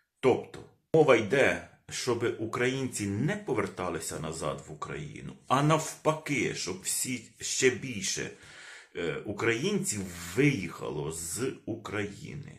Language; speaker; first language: Ukrainian; non-native, local second language; Russian